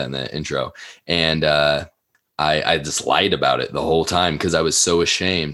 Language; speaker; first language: English; native; English